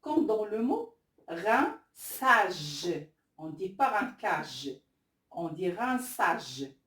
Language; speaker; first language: French; non-native, local second language; Arabic